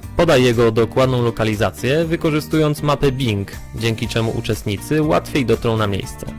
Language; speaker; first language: Polish; native; Polish